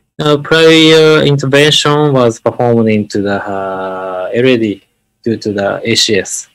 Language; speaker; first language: English; non-native, learner; Japanese